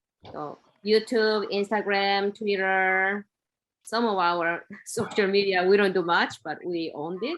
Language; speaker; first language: English; non-native, fluent; Korean